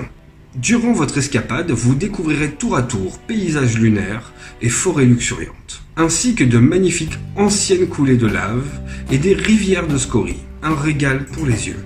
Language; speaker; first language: French; native; French